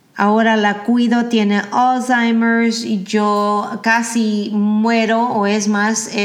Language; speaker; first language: Spanish; early bilingual, heritage; Spanish